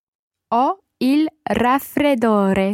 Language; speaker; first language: Italian; non-native, learner; English